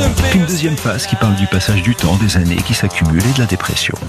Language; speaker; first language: French; native; French